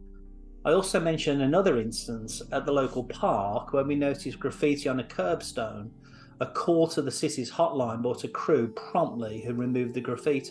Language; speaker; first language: English; native; English